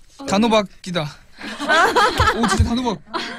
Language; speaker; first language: Korean; native; Korean